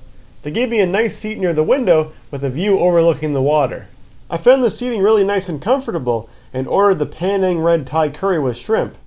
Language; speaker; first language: English; native; English